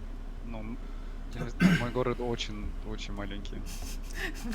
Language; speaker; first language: Russian; non-native, learner; English